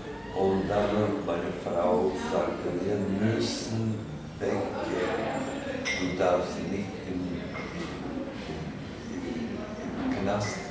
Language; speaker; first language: German; non-native, learner; Czech